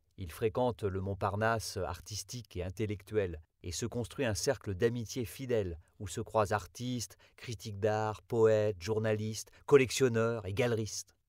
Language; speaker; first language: French; native; French